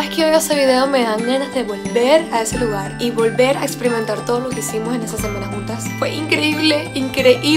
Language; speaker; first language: Spanish; native; Spanish